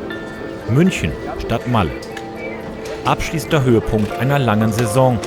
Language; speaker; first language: German; native; German